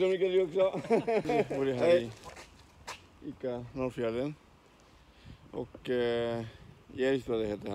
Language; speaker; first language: Swedish; non-native, learner; Spanish